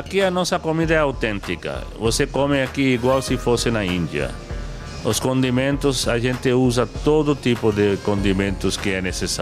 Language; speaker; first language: Portuguese; non-native, fluent; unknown